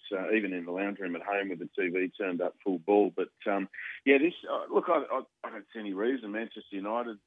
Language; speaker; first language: English; native; English